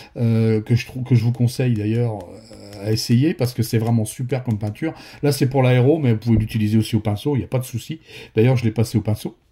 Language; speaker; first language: French; native; French